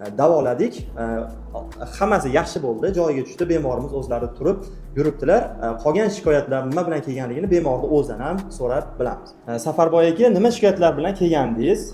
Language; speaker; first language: Uzbek; native; Uzbek